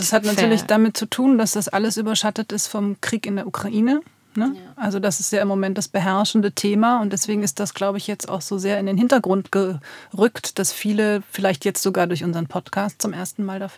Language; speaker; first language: German; native; German